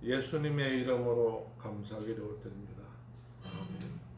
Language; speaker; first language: Korean; native; Korean